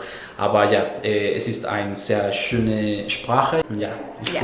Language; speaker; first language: German; non-native, fluent; Spanish